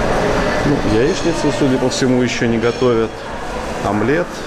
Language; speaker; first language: Russian; native; Russian